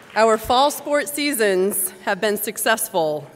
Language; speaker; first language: English; native; English